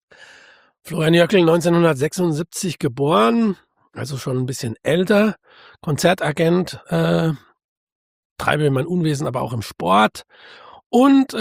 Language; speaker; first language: German; native; German